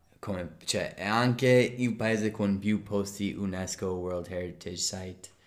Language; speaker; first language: Italian; non-native, fluent; English